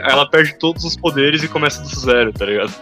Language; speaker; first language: Portuguese; native; Portuguese